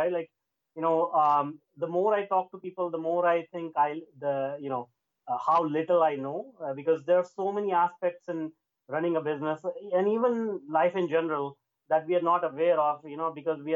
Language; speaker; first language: English; non-native, local second language; Hindi